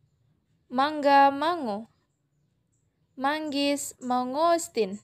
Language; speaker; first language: Indonesian; native; Indonesian